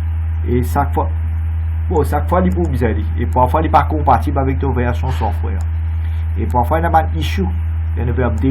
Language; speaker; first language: French; non-native, local second language; Morisyen